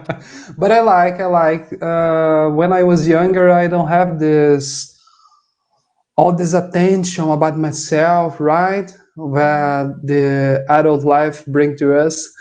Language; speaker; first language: English; non-native, fluent; Portuguese